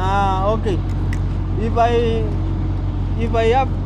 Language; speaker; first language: English; non-native, learner; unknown